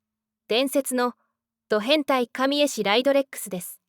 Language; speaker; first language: Japanese; native; Japanese